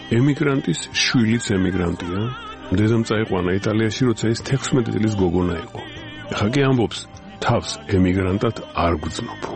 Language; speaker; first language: Georgian; native; Georgian